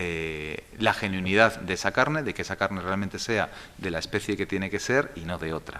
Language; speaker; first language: Spanish; native; Spanish